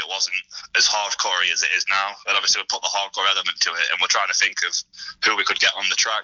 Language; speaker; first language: English; native; English